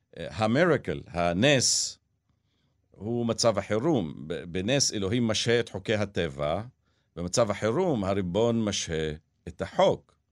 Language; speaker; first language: Hebrew; non-native, local second language; Arabic